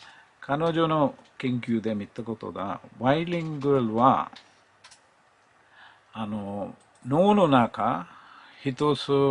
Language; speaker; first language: Japanese; non-native, learner; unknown